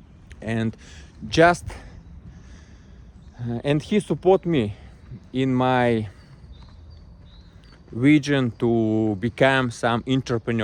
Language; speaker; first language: English; non-native, learner; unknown